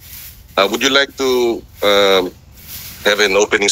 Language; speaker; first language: English; non-native, local second language; Filipino